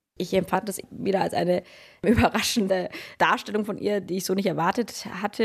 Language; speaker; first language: German; native; German